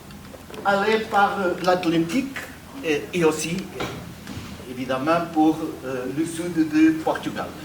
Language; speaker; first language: French; non-native, fluent; Portuguese